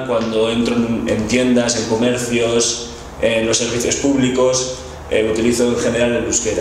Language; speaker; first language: Spanish; non-native, local second language; Basque